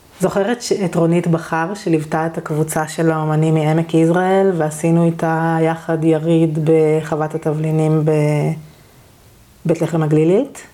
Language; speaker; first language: Hebrew; native; Hebrew